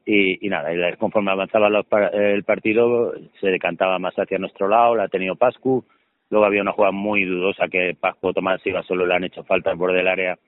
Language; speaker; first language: Spanish; native; Spanish